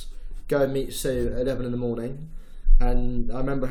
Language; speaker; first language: English; native; English